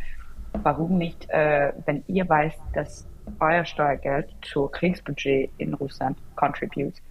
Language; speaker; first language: German; non-native, fluent; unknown